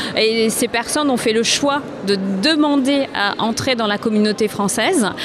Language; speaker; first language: French; native; French